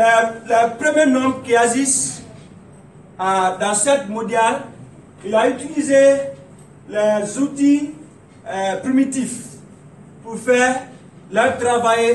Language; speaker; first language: French; non-native, learner; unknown